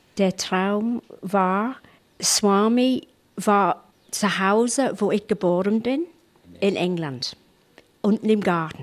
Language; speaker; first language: German; non-native, fluent; English